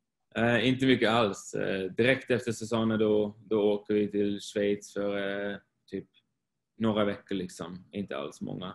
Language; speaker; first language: Swedish; non-native, fluent; Swiss German